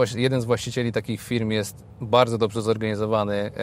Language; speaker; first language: Polish; native; Polish